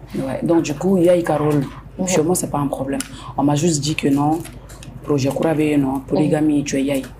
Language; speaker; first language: French; non-native, local second language; Soninke